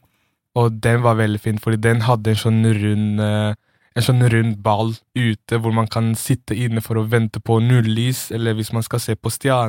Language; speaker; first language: Norwegian; early bilingual, other home language; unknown